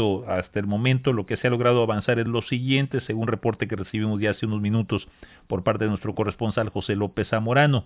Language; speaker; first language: Spanish; native; Spanish